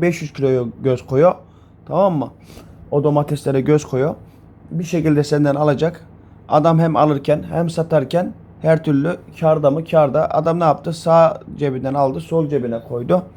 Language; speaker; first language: Turkish; native; Turkish